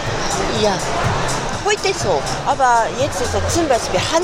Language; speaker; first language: German; non-native, learner; Japanese